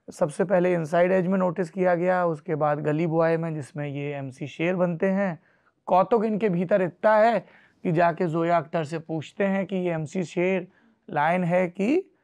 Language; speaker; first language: Hindi; native; Hindi